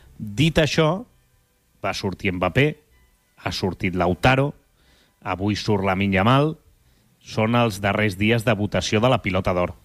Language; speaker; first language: Catalan; native; Catalan